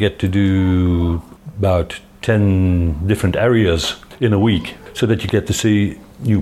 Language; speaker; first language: English; non-native, fluent; Dutch